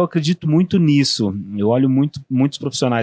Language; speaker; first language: Portuguese; native; Portuguese